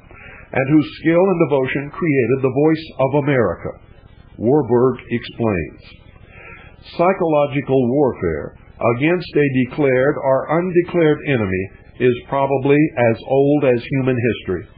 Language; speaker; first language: English; native; English